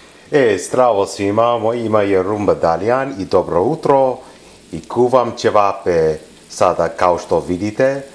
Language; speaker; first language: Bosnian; non-native, learner; English